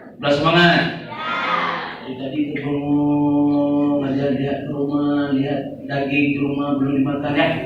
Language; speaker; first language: Indonesian; non-native, local second language; Achinese